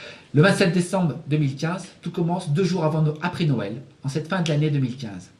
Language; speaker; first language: French; native; French